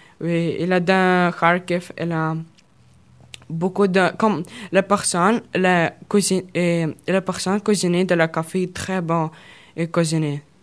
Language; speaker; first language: French; non-native, learner; Russian